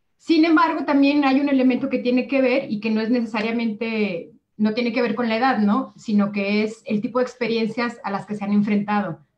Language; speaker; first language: Spanish; native; Spanish